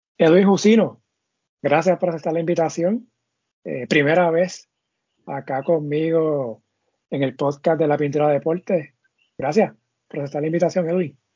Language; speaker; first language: Spanish; native; Spanish